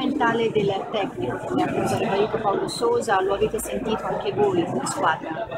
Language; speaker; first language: Italian; native; Italian